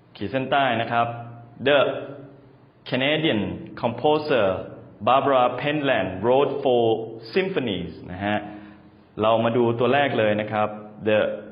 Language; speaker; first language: Thai; native; Thai